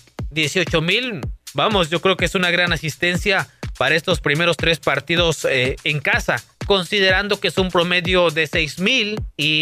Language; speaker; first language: Spanish; native; Spanish